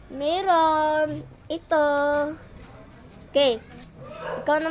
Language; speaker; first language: Filipino; non-native, local second language; Cebuano